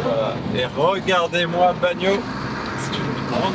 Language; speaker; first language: French; native; French